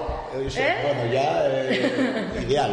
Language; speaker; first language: Basque; non-native, local second language; Spanish